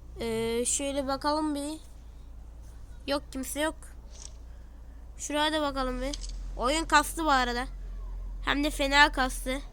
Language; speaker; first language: Turkish; native; Turkish